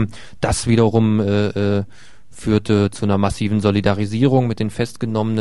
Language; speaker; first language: German; native; German